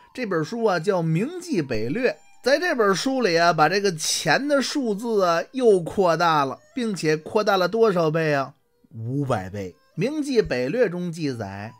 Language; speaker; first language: Chinese; native; Chinese